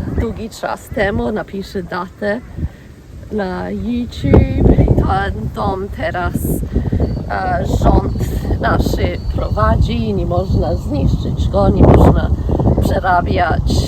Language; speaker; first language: Polish; early bilingual, heritage; English